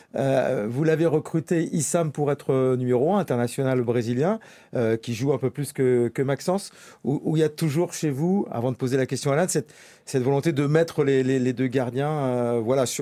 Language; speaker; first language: French; native; French